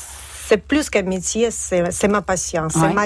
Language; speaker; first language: French; non-native, fluent; Russian